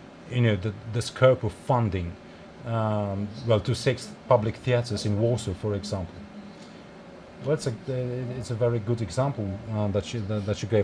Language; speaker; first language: English; non-native, fluent; Polish